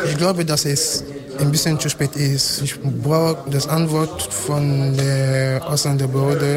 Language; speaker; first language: German; non-native, fluent; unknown